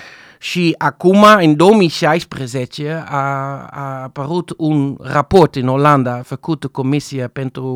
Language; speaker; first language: Romanian; non-native, fluent; Dutch